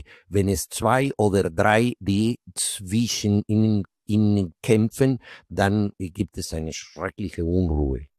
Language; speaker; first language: German; non-native, fluent; Spanish